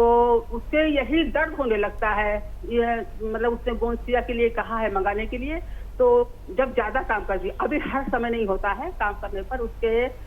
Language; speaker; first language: Hindi; native; Hindi